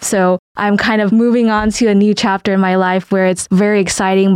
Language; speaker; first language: English; non-native, fluent; Vietnamese